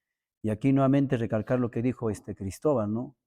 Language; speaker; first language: Spanish; native; Spanish